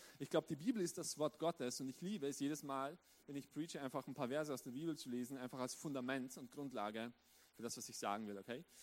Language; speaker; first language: German; early bilingual, other home language; Romanian